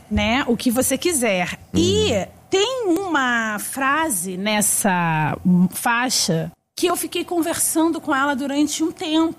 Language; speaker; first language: Portuguese; native; Portuguese